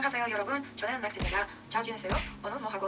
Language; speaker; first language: Korean; non-native, learner; English